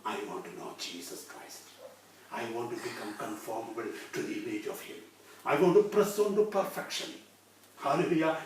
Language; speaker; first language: English; non-native, local second language; Malayalam